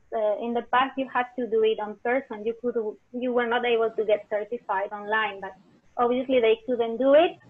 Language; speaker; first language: English; non-native, fluent; Spanish